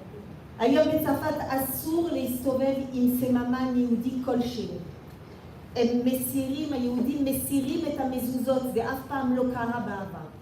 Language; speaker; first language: Hebrew; non-native, fluent; French